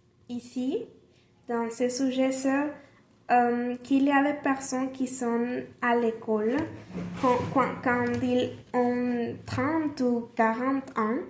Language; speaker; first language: French; non-native, learner; Spanish